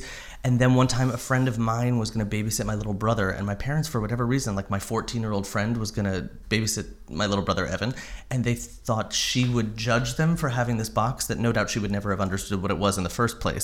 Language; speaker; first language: English; native; English